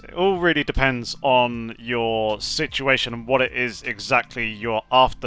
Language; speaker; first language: English; native; English